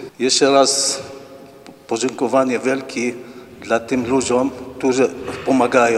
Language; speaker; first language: Polish; non-native, fluent; Arabic